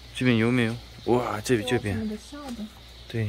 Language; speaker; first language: Chinese; non-native, learner; Korean